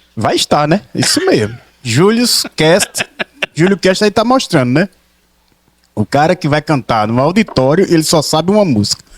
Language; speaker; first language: Portuguese; native; Portuguese